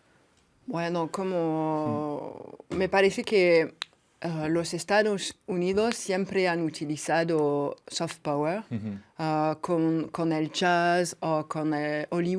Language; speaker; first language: Spanish; non-native, fluent; French